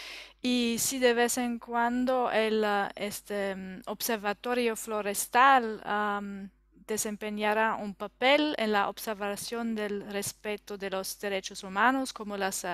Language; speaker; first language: Spanish; non-native, learner; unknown